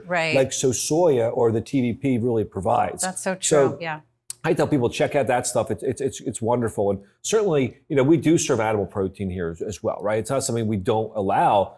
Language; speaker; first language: English; native; English